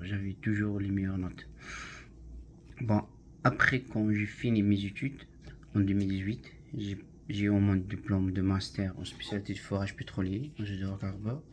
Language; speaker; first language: French; non-native, learner; Arabic